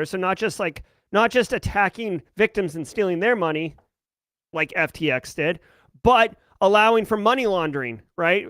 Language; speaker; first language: English; native; English